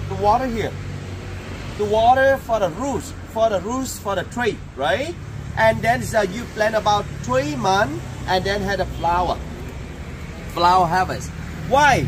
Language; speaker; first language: English; non-native, learner; Vietnamese